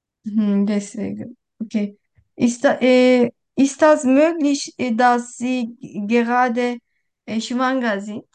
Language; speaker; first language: German; non-native, learner; Turkish